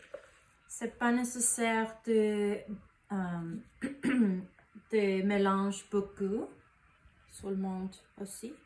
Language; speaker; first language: French; non-native, learner; Spanish